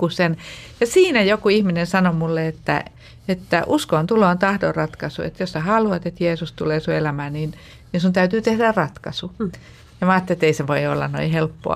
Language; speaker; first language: Finnish; native; Finnish